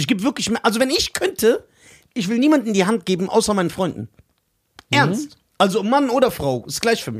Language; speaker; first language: German; early bilingual, other home language; Persian